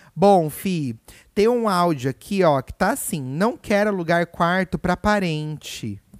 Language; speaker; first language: Portuguese; native; Portuguese